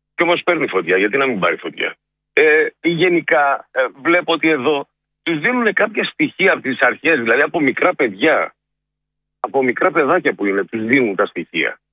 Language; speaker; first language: Greek; native; Greek